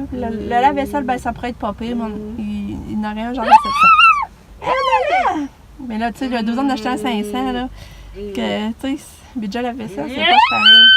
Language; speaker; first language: French; native; French